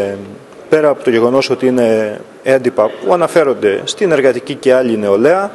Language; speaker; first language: Greek; native; Greek